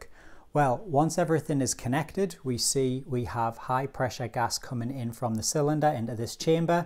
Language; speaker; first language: English; native; English